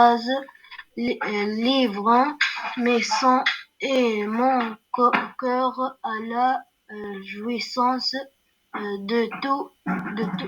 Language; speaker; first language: French; non-native, learner; Arabic